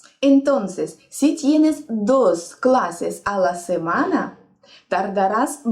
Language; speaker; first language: Spanish; non-native, fluent; Russian